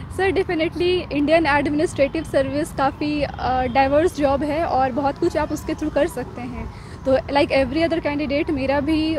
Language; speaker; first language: Hindi; native; Hindi